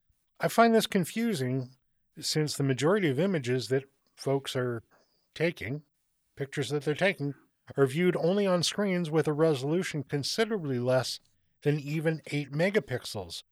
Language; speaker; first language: English; native; English